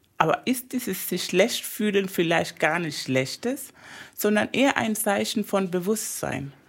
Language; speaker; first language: German; early bilingual, other home language; Spanish